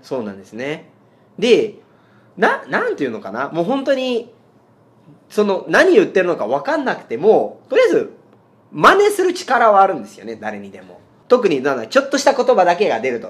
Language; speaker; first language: Japanese; non-native, fluent; Spanish